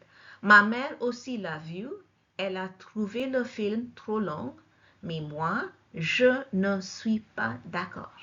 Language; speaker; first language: French; non-native, fluent; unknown